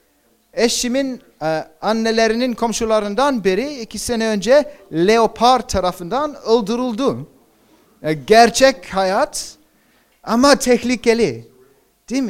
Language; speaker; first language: Turkish; non-native, fluent; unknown